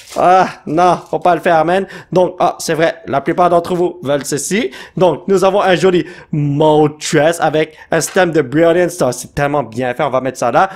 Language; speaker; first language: French; native; French